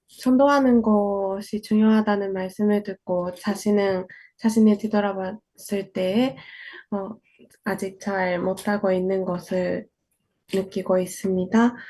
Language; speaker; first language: Korean; non-native, fluent; Japanese